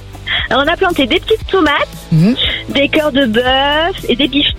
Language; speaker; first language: French; native; French